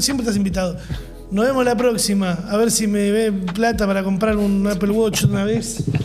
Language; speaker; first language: Spanish; native; Spanish